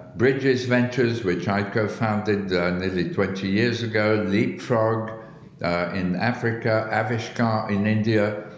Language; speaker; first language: English; early bilingual, other home language; Arabic